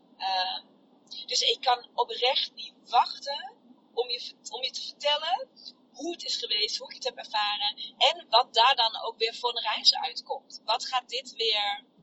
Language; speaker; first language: Dutch; native; Dutch